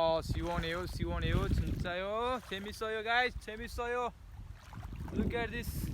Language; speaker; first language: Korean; non-native, learner; Nepali